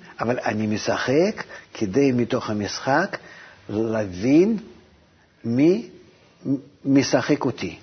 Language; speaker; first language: Hebrew; non-native, fluent; Russian